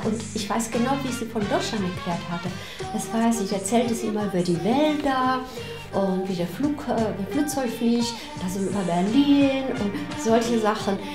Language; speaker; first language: German; non-native, fluent; Spanish